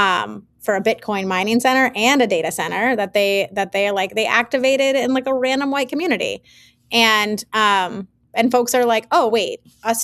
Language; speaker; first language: English; native; English